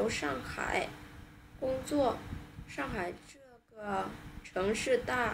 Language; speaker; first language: Chinese; non-native, learner; Vietnamese